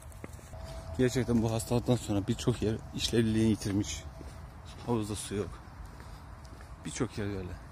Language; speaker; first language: Turkish; native; Turkish